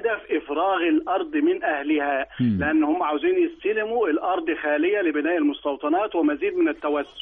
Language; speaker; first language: Arabic; native; Arabic